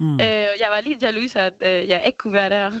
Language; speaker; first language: Danish; non-native, fluent; Spanish